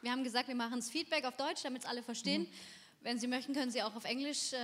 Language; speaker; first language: German; native; German